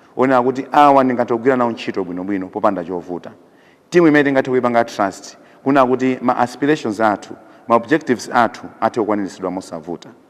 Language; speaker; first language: Nyanja; native; Nyanja